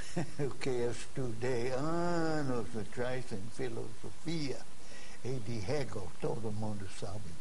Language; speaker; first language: Portuguese; non-native, fluent; English